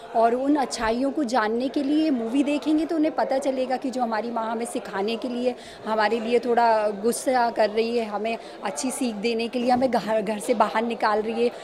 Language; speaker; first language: Hindi; native; Hindi